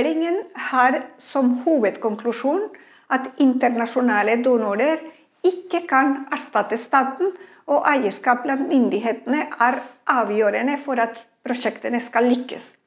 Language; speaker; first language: Norwegian; non-native, fluent; Spanish